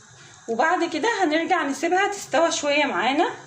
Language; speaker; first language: Arabic; native; Arabic